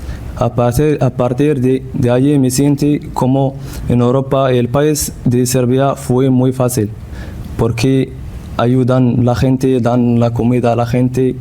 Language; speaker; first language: Spanish; non-native, learner; Central Atlas Tamazight